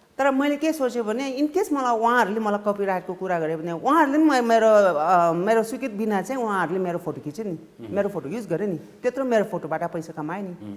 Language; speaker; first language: Nepali; non-native, local second language; Sherpa